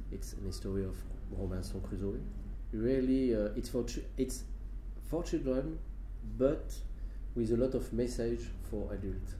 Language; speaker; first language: English; non-native, learner; French